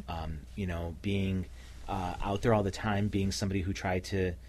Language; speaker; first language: English; native; English